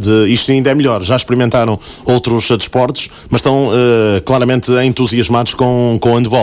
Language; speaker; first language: Portuguese; native; Portuguese